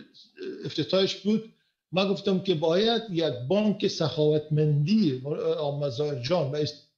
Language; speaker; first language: Persian; native; Persian